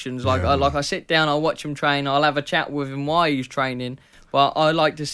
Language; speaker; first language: English; native; English